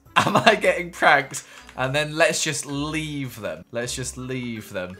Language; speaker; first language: English; native; English